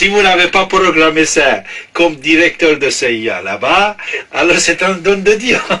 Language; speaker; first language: French; non-native, fluent; Persian